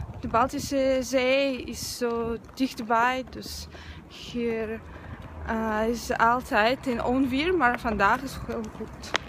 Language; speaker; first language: Dutch; non-native, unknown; Russian